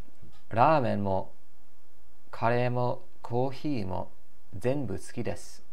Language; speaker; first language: Japanese; non-native, learner; English